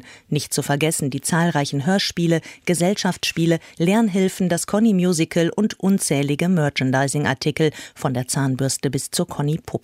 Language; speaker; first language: German; native; German